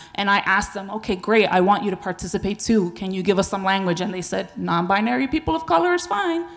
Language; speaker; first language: English; native; English